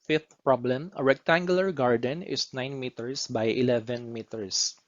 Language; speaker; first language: English; non-native, local second language; Filipino